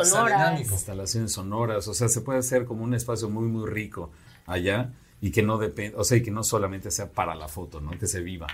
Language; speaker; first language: Spanish; native; Spanish